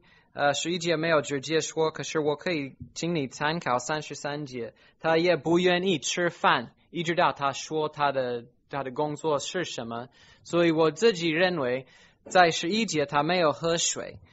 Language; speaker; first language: Chinese; non-native, fluent; English